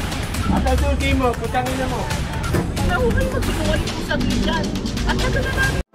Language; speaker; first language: Filipino; native; Filipino